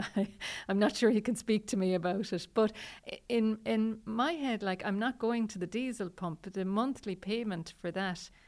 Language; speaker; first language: English; native; English